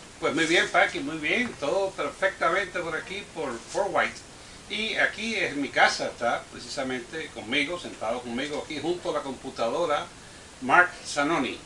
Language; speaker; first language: Spanish; native; Spanish